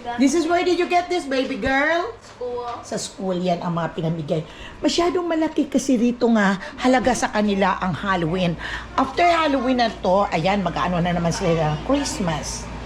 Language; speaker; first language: Filipino; non-native, local second language; Cebuano